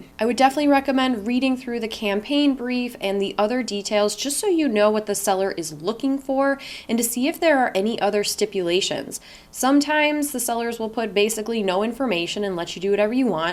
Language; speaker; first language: English; native; English